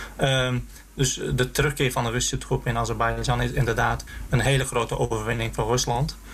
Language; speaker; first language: Dutch; early bilingual, other home language; Azerbaijani